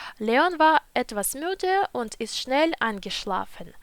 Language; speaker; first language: German; non-native, fluent; Ukrainian